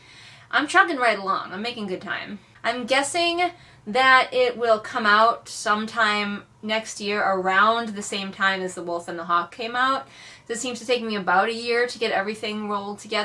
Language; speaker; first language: English; native; English